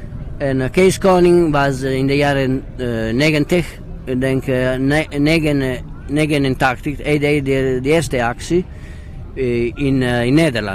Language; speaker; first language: Dutch; non-native, learner; Italian